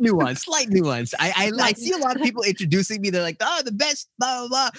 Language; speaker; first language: English; native; English